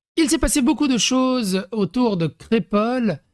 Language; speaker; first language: French; early bilingual, other home language; Serbian